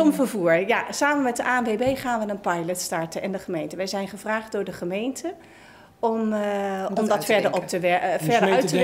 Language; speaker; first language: Dutch; native; Dutch